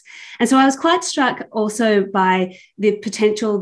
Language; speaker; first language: English; native; English